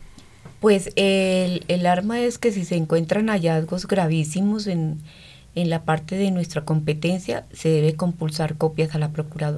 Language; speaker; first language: Spanish; native; Spanish